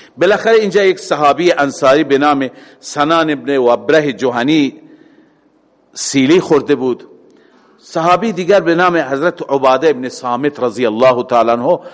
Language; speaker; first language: Persian; native; Persian